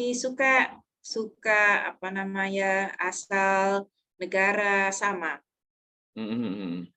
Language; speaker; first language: Indonesian; non-native, learner; Dutch